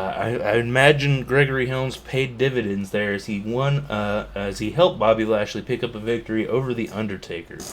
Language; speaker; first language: English; native; English